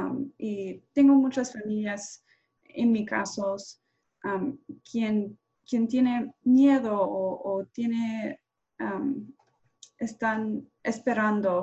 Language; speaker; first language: Spanish; non-native, learner; English